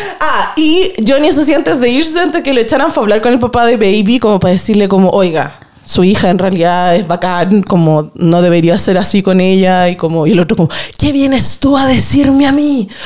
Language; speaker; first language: Spanish; native; Spanish